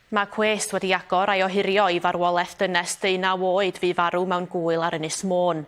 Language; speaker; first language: Welsh; native; Welsh